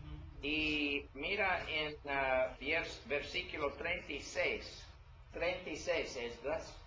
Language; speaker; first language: Spanish; non-native, learner; English